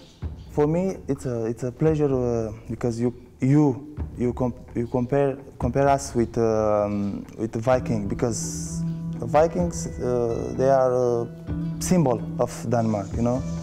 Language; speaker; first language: English; non-native, fluent; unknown